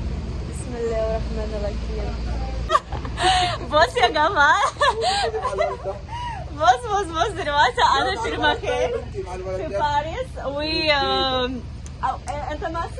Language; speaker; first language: Arabic; non-native, learner; Russian